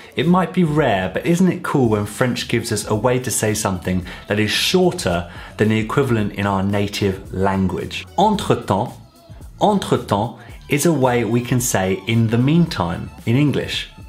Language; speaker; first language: English; native; English